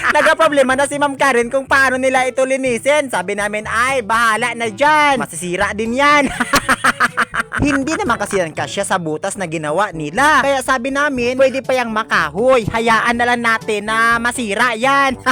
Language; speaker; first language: Filipino; non-native, local second language; Masbatenyo